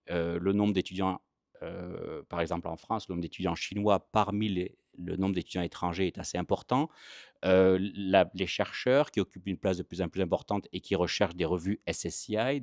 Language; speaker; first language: French; native; French